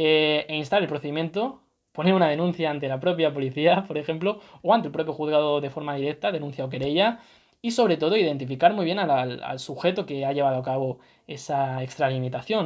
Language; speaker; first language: Spanish; native; Spanish